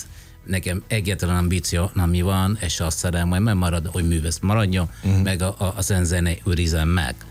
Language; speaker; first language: Hungarian; non-native, fluent; Italian